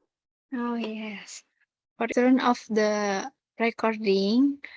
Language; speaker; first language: English; non-native, learner; Indonesian